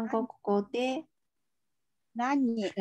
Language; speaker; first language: Japanese; non-native, learner; Chinese